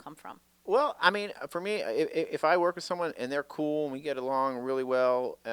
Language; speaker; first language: English; native; English